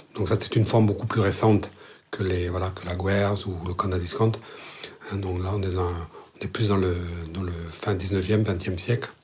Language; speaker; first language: French; non-native, local second language; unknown